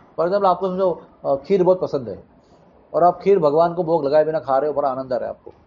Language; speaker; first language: Hindi; non-native, local second language; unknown